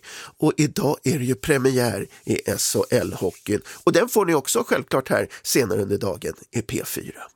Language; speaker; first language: Swedish; native; Swedish